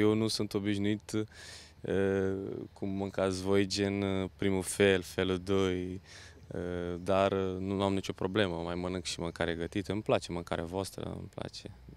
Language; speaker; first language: Romanian; non-native, fluent; Portuguese